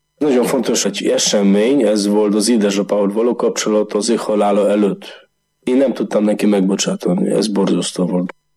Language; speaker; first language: Hungarian; non-native, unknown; Polish